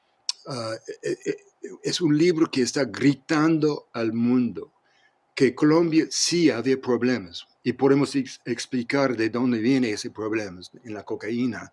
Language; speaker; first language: Spanish; non-native, fluent; English